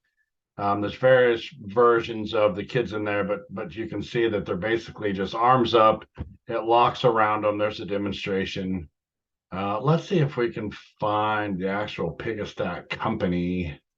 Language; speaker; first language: English; native; English